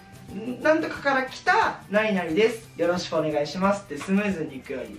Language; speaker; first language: Japanese; native; Japanese